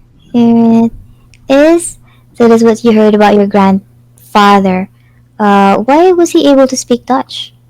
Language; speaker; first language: English; non-native, fluent; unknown